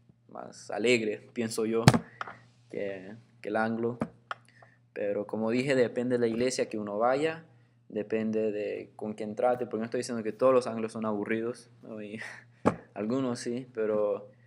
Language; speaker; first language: Spanish; early bilingual, heritage; Spanish